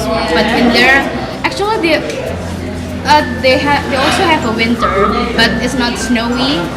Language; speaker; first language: English; non-native, fluent; Indonesian